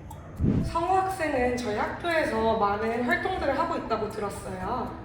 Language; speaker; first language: Korean; native; Korean